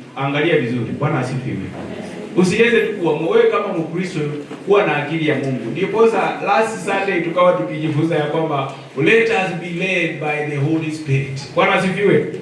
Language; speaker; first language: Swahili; non-native, local second language; Luyia